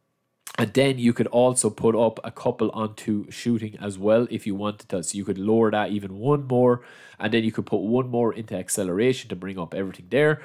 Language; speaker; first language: English; native; English